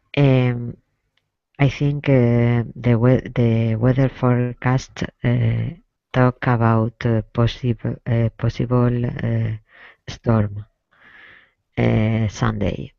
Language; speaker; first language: English; non-native, learner; Spanish